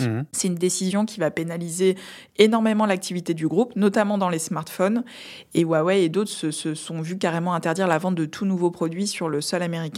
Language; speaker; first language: French; native; French